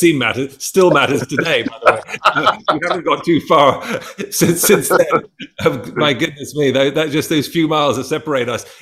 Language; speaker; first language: English; native; English